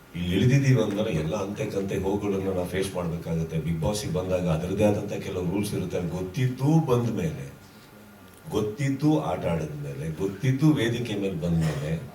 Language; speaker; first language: Kannada; native; Kannada